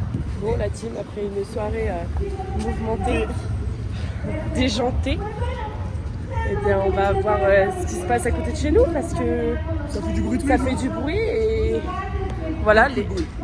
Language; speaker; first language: French; native; French